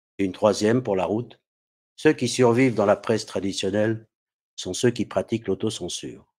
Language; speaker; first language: French; non-native, fluent; English